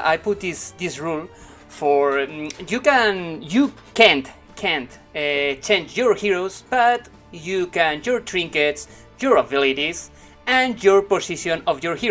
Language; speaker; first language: English; non-native, learner; Spanish